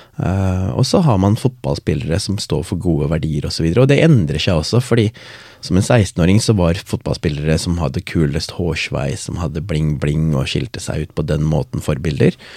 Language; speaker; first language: Norwegian; non-native, local second language; Tamil